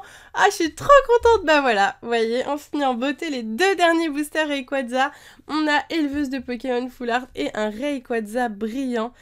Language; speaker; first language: French; native; French